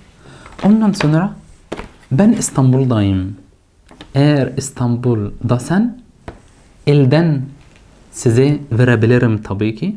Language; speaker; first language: Turkish; non-native, fluent; Arabic